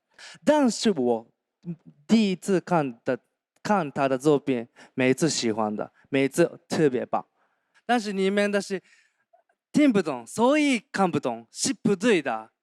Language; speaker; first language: Chinese; non-native, learner; Japanese